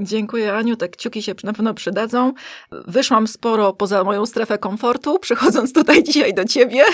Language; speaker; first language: Polish; native; Polish